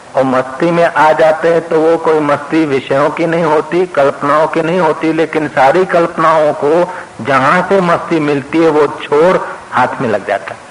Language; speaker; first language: Hindi; non-native, local second language; Sindhi